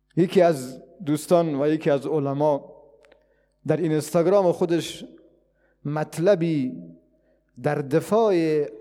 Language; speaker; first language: Persian; non-native, local second language; Baluchi